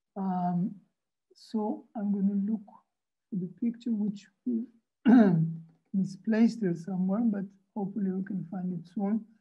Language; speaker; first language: English; non-native, fluent; Hebrew